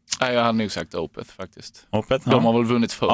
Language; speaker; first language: Swedish; native; Swedish